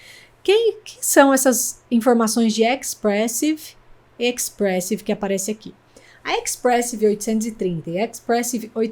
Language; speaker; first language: Portuguese; native; Portuguese